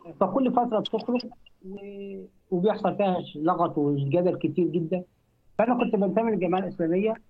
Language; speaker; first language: Arabic; native; Arabic